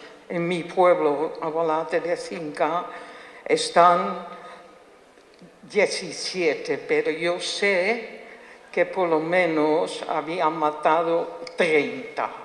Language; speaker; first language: Spanish; non-native, fluent; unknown